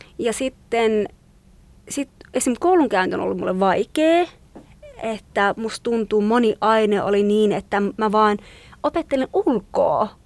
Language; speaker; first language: Finnish; non-native, fluent; Kurdish